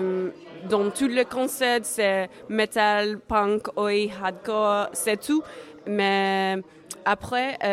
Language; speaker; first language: French; non-native, learner; English